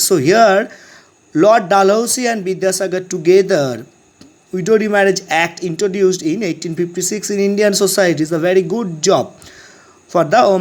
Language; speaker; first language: English; non-native, local second language; Bangla